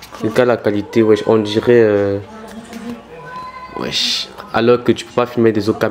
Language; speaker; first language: French; native; French